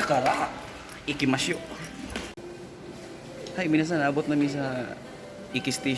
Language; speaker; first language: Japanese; non-native, learner; Cebuano